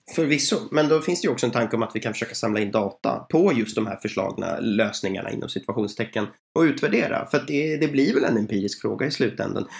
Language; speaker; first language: Swedish; native; Swedish